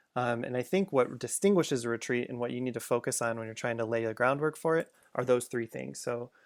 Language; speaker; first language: English; native; English